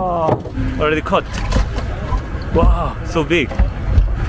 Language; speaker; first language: English; non-native, learner; Korean